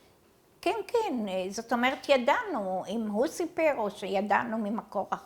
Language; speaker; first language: Hebrew; early bilingual, other home language; Arabic